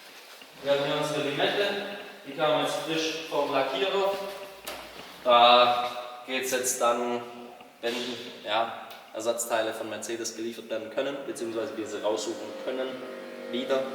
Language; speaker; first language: German; native; German